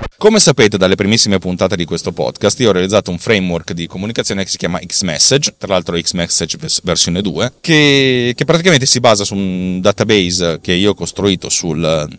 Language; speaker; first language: Italian; native; Italian